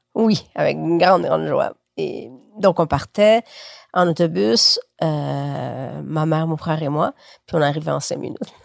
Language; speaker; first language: French; early bilingual, other home language; Spanish